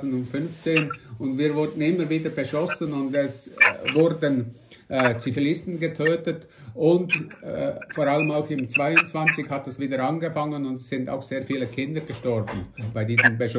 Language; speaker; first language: German; non-native, fluent; Russian